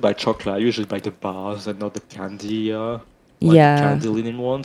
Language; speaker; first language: English; non-native, fluent; French